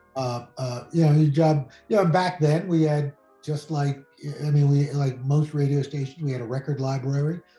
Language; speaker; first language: English; native; English